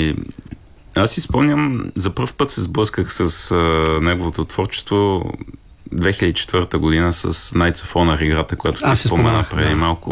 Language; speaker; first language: Bulgarian; native; Bulgarian